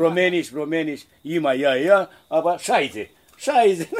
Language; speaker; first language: German; non-native, learner; Romanian